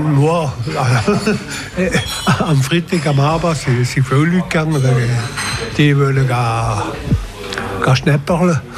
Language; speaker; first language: German; non-native, local second language; French